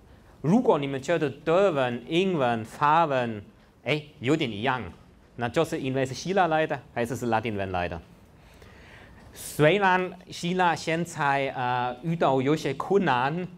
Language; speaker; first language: Chinese; non-native, fluent; German